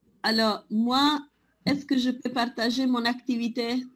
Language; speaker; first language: French; non-native, fluent; Italian